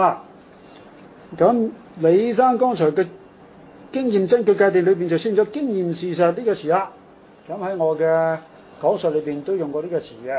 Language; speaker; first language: Chinese; non-native, local second language; Cantonese